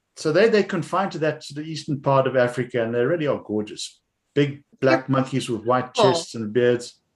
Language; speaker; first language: English; native; English